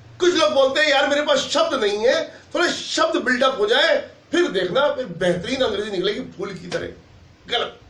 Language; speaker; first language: Hindi; native; Hindi